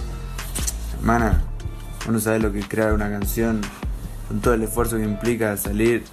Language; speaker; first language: Spanish; native; Spanish